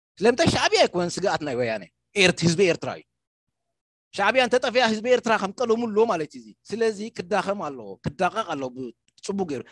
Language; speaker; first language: Tigrinya; non-native, local second language; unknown